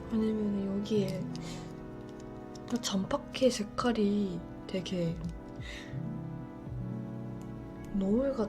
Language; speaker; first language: Korean; non-native, fluent; Japanese